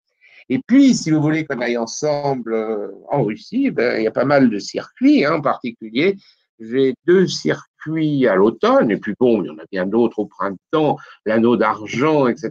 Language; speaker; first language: French; native; French